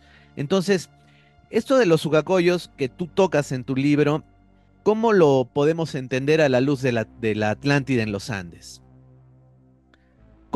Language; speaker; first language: Spanish; native; Spanish